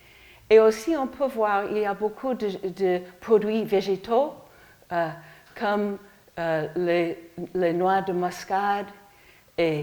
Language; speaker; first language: French; non-native, learner; English